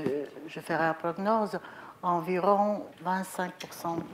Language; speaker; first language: French; non-native, fluent; Bulgarian